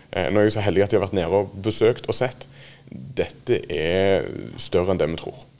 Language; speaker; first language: Norwegian; native; Norwegian